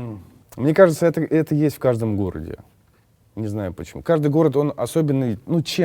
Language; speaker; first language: Russian; native; Russian